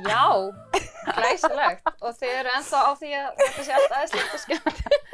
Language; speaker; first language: Icelandic; native; Icelandic